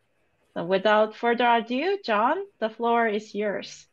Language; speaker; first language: English; non-native, fluent; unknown